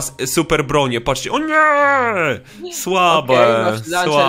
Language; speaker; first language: Polish; native; Polish